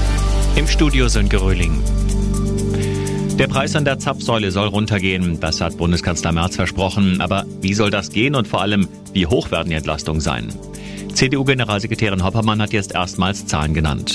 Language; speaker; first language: German; native; German